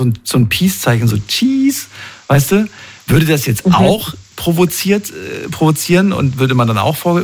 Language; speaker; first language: German; native; German